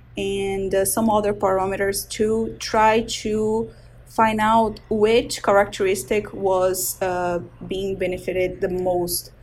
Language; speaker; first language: English; non-native, fluent; Portuguese